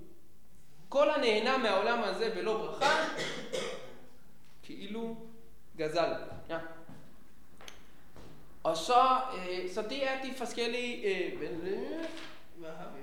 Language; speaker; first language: Danish; non-native, fluent; Hebrew